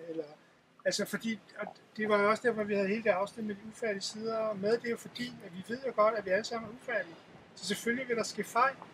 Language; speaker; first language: Danish; native; Danish